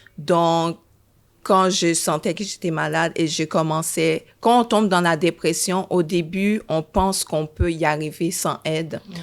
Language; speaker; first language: French; early bilingual, other home language; Haitian Creole